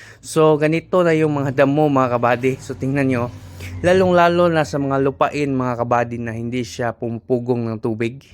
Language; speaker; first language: Filipino; non-native, local second language; Cebuano